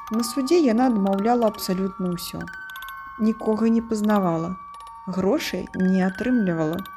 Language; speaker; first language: Belarusian; native; Belarusian